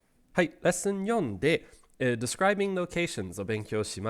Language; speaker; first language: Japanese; non-native, fluent; English